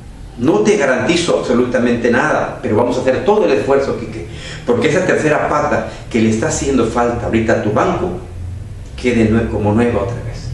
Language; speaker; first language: Spanish; native; Spanish